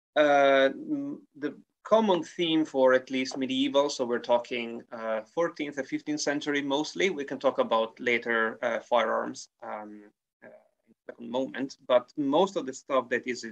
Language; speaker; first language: English; non-native, fluent; Italian